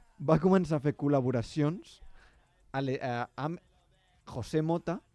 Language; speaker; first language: Catalan; non-native, local second language; Spanish